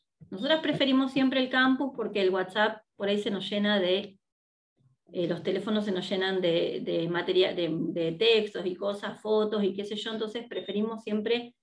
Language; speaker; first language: Spanish; native; Spanish